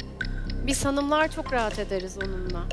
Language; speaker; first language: Turkish; native; Turkish